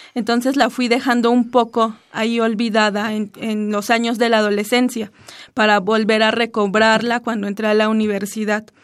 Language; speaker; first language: Spanish; non-native, local second language; Zapotec